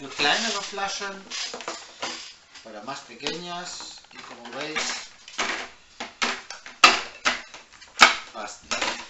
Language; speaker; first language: Spanish; early bilingual, heritage; Spanish